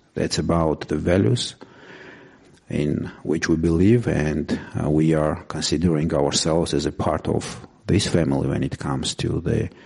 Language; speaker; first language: English; non-native, fluent; Georgian